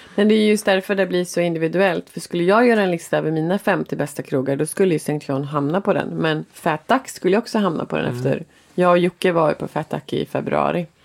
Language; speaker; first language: Swedish; native; Swedish